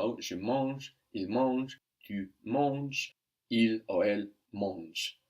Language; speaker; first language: French; non-native, fluent; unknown